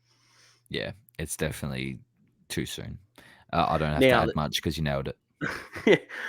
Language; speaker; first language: English; native; English